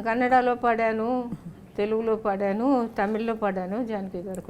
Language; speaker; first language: Telugu; non-native, local second language; Tamil